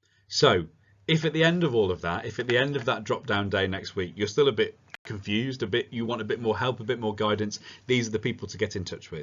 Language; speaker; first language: English; native; English